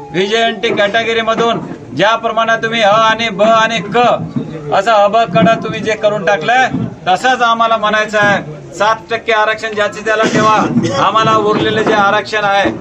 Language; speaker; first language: Marathi; non-native, local second language; Lambadi